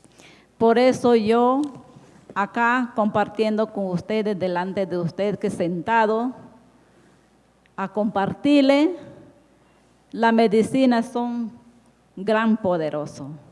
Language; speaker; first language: Spanish; non-native, local second language; Shipibo-Conibo